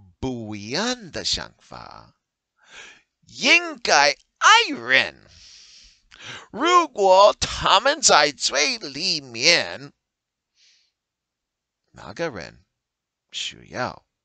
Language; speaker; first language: Chinese; non-native, learner; English